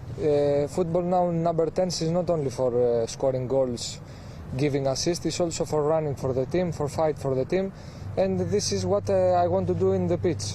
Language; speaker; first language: English; non-native, fluent; Greek